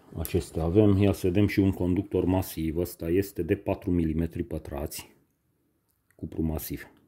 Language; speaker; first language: Romanian; non-native, local second language; Hungarian